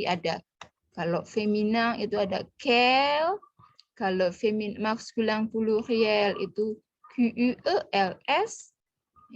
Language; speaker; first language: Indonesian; native; Indonesian